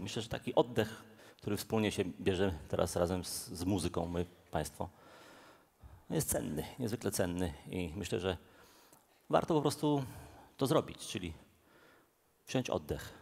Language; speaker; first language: Polish; native; Polish